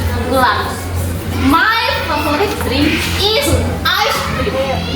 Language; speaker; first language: English; non-native, learner; Indonesian